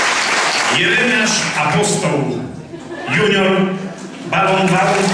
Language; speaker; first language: Polish; native; Polish